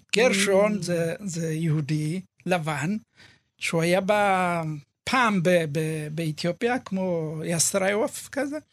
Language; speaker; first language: Hebrew; early bilingual, other home language; Amharic